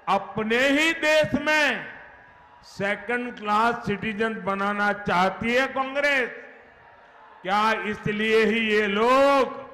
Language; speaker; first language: Hindi; native; Hindi